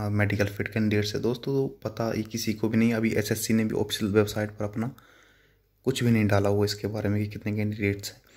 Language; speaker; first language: Hindi; native; Hindi